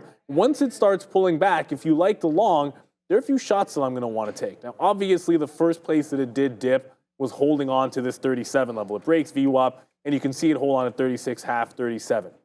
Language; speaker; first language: English; native; English